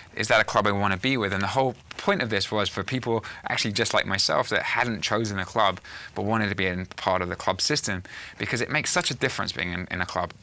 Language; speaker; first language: English; native; English